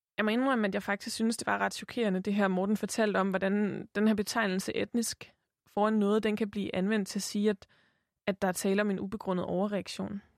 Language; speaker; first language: Danish; native; Danish